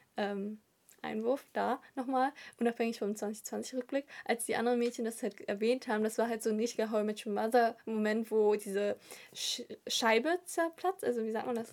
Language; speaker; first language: German; early bilingual, other home language; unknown